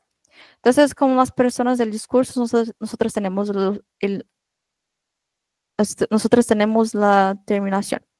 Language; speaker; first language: Spanish; non-native, fluent; Portuguese